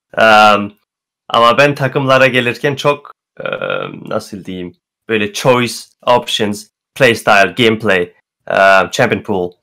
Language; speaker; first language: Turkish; early bilingual, heritage; Turkish